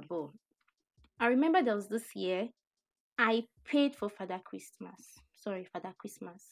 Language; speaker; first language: English; non-native, local second language; Yoruba